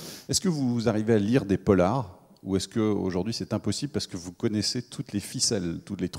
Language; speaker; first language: French; native; French